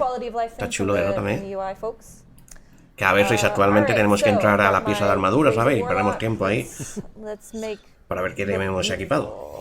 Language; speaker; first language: Spanish; native; Spanish